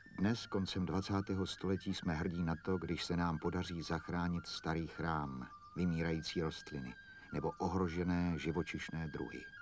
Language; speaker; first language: Czech; native; Czech